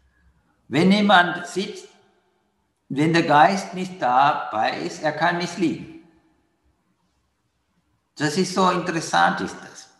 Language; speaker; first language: German; non-native, learner; Sinhala